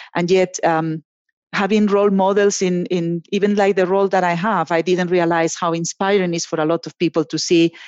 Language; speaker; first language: English; non-native, fluent; Spanish